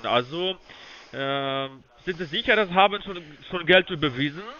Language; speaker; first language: German; non-native, fluent; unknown